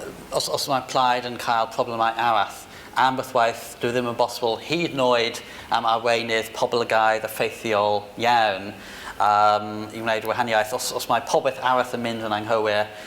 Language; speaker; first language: Welsh; non-native, fluent; English